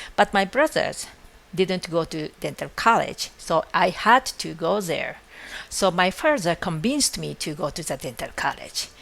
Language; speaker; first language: English; non-native, fluent; Japanese